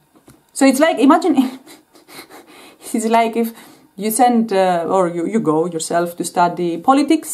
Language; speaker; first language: English; non-native, fluent; Greek